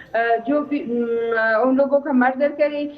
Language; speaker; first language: Hindi; non-native, fluent; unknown